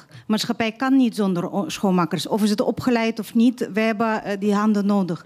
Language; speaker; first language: Dutch; non-native, learner; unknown